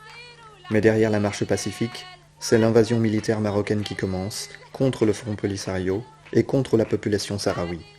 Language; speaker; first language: French; native; French